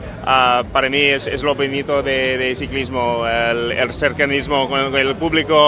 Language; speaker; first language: Spanish; non-native, fluent; English